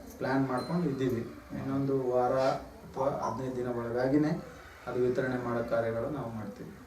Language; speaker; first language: Kannada; non-native, local second language; Lambadi